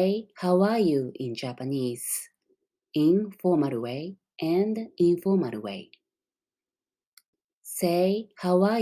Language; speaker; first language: English; non-native, learner; Japanese